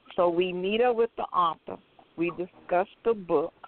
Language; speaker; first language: English; native; English